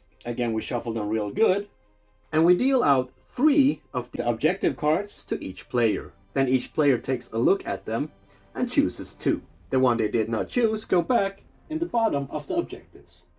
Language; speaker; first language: English; non-native, fluent; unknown